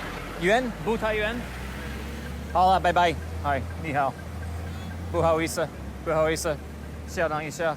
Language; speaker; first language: Chinese; non-native, fluent; English